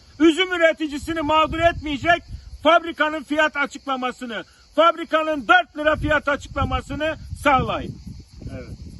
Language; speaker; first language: Turkish; native; Turkish